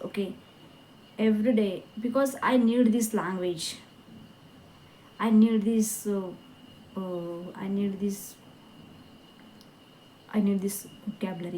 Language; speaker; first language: English; non-native, learner; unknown